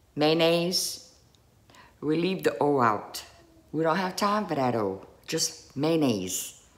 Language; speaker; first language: English; native; English